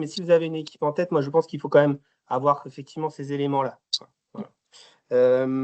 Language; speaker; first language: French; native; French